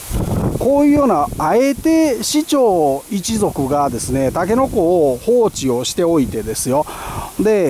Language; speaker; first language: Japanese; native; Japanese